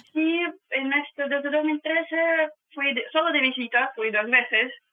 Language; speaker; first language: Spanish; non-native, fluent; Russian